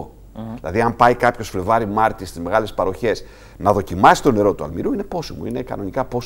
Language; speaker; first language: Greek; native; Greek